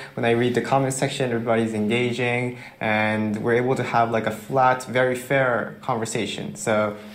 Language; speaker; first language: English; early bilingual, other home language; Japanese